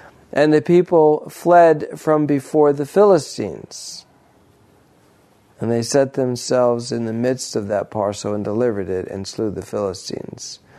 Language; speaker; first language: English; native; English